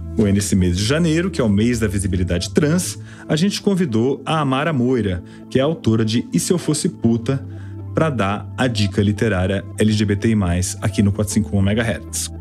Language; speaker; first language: Portuguese; native; Portuguese